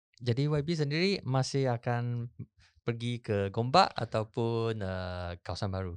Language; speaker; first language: Malay; non-native, local second language; Chinese